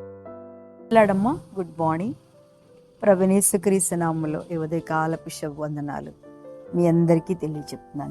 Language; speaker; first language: Telugu; native; Telugu